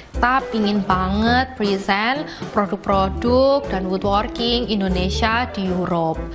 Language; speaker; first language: Indonesian; native; Indonesian